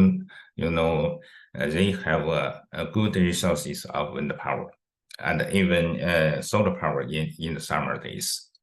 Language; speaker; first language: English; non-native, fluent; Chinese